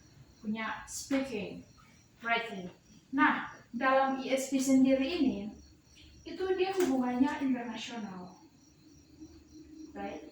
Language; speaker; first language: Indonesian; native; Indonesian